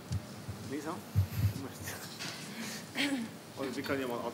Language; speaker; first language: German; native; German